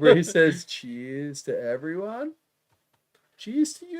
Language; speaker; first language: English; native; English